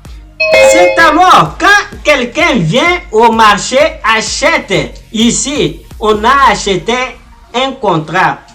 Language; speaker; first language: French; non-native, fluent; Portuguese